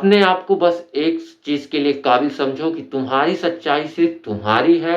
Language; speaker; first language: Hindi; native; Hindi